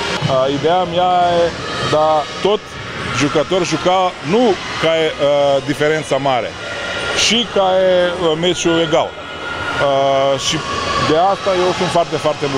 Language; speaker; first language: Romanian; non-native, learner; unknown